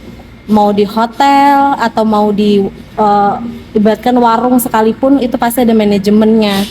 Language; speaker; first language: Indonesian; native; Indonesian